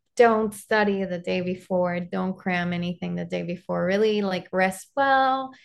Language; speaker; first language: English; non-native, fluent; Spanish